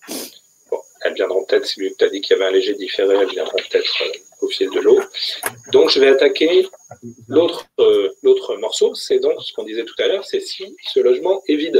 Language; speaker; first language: French; native; French